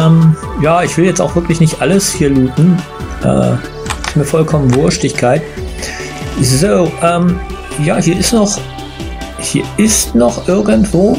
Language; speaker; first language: German; native; German